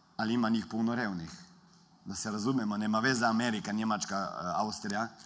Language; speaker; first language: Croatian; native; Croatian